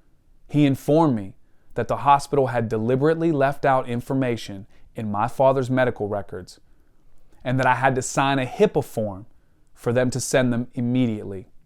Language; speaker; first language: English; native; English